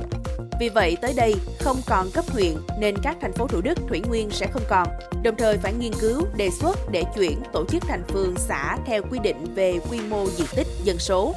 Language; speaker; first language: Vietnamese; native; Vietnamese